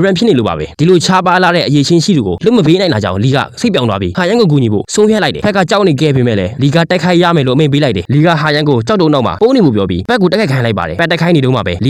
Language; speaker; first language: Burmese; native; Burmese